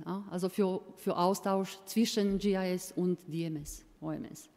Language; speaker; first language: German; non-native, fluent; Croatian